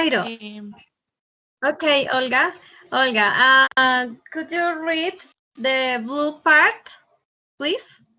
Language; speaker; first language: English; non-native, fluent; Spanish